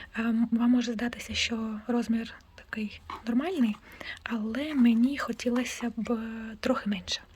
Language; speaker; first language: Ukrainian; non-native, local second language; Russian